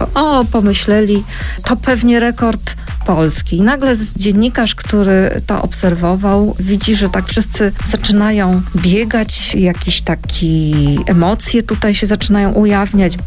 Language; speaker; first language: Polish; native; Polish